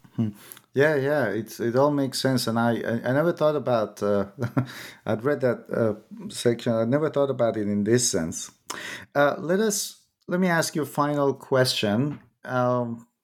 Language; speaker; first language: English; non-native, fluent; Persian